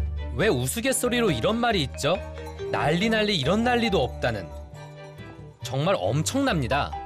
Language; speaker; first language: Korean; native; Korean